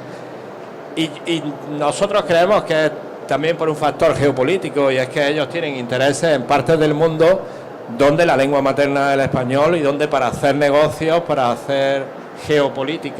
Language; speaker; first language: Spanish; native; Spanish